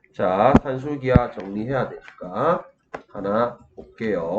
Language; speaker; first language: Korean; native; Korean